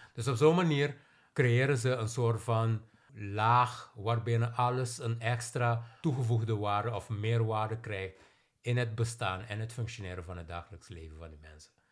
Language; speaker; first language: Dutch; non-native, local second language; Papiamento